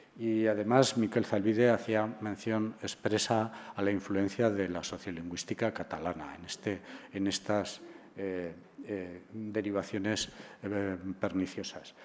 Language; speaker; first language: Spanish; native; Spanish